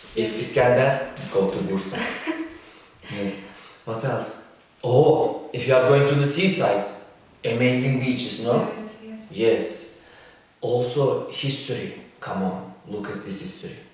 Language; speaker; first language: English; non-native, learner; Turkish